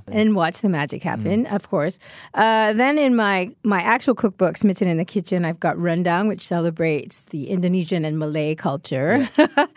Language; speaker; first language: English; native; English